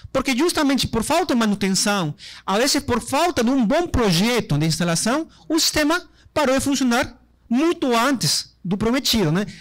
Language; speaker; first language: Portuguese; non-native, fluent; Spanish